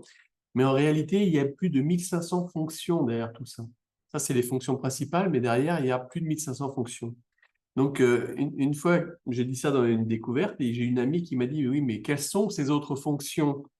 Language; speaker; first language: French; native; French